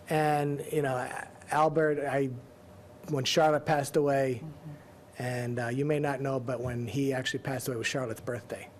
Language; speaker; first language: English; native; English